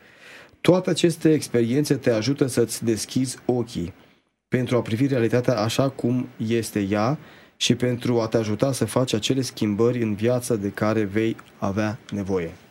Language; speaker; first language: Romanian; native; Romanian